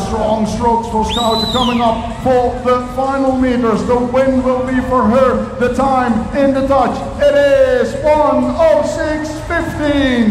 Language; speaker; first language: English; non-native, fluent; Dutch